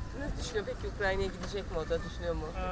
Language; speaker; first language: Turkish; native; Turkish